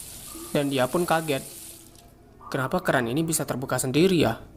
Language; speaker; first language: Indonesian; native; Indonesian